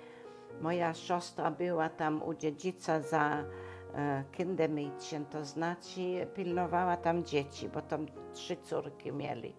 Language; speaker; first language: Polish; non-native, local second language; German